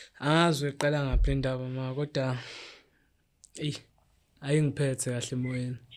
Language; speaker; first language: Zulu; native; Zulu